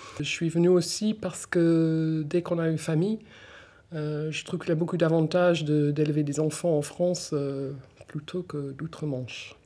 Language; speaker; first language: French; non-native, fluent; English